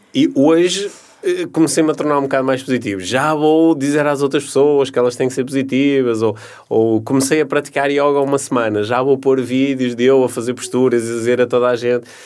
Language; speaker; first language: Portuguese; native; Portuguese